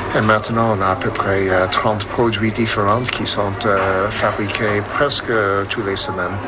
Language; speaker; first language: French; non-native, fluent; English